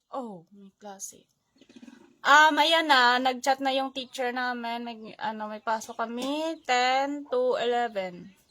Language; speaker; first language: Filipino; non-native, local second language; Hiligaynon